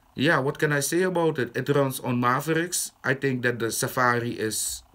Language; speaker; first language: English; non-native, fluent; Dutch